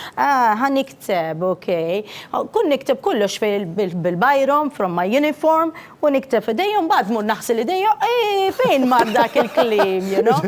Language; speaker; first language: Maltese; non-native, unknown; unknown